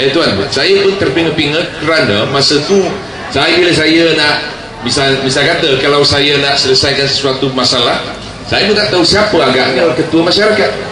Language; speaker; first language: Malay; non-native, local second language; Chinese